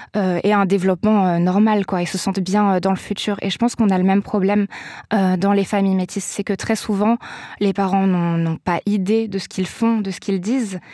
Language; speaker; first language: French; native; French